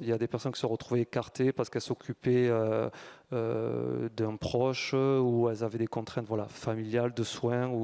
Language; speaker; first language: French; native; French